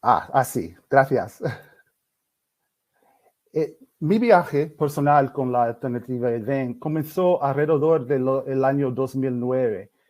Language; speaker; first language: Spanish; non-native, fluent; English